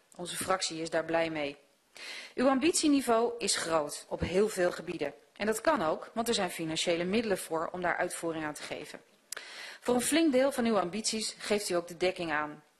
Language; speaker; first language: Dutch; native; Dutch